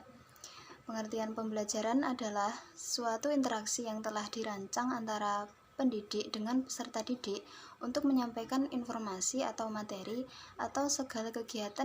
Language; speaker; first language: Indonesian; native; Indonesian